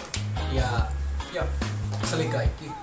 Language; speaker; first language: Finnish; early bilingual, other home language; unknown